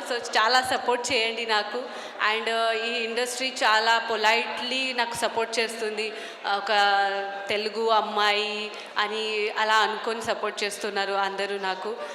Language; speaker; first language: Telugu; non-native, fluent; Marathi